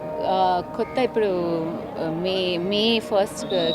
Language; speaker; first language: Telugu; non-native, local second language; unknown